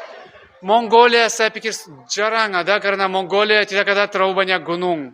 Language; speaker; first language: Indonesian; non-native, learner; Russian